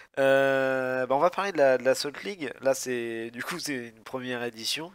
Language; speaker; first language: French; native; French